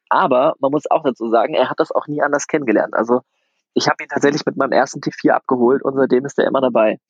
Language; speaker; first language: German; native; German